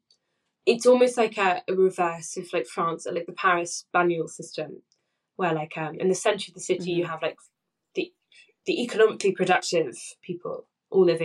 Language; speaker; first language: English; native; English